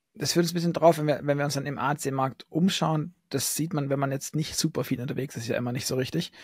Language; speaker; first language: German; native; German